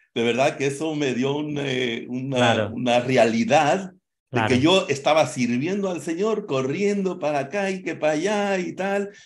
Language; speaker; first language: Spanish; native; Spanish